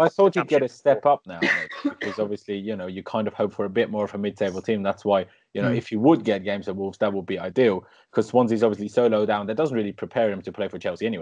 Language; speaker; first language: English; native; English